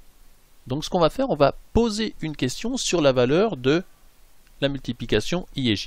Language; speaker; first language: French; native; French